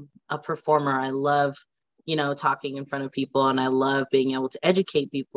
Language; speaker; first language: English; native; English